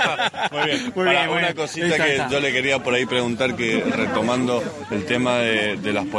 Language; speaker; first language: Spanish; native; Spanish